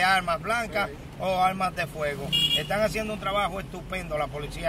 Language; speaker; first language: Spanish; native; Spanish